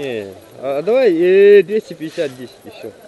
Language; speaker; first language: Russian; non-native, local second language; Yakut